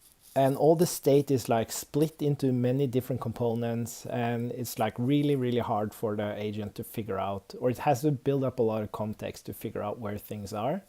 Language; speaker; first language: English; non-native, fluent; Swedish